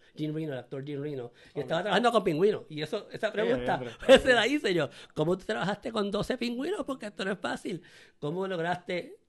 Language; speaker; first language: Spanish; native; Spanish